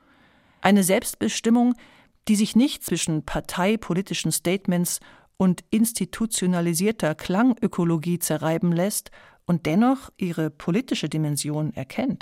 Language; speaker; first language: German; native; German